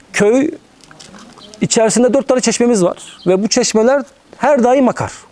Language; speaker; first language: Turkish; native; Turkish